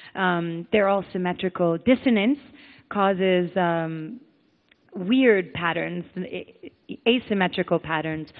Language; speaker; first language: English; native; English